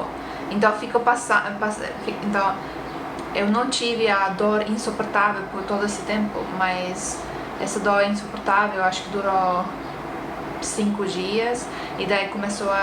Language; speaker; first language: Portuguese; non-native, fluent; Estonian